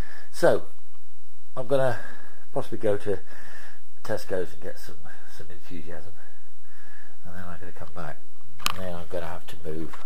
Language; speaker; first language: English; native; English